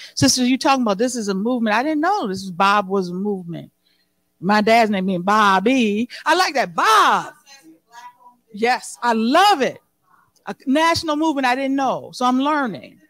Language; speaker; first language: English; native; English